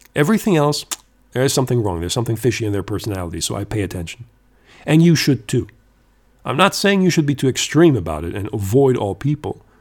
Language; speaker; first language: English; non-native, fluent; German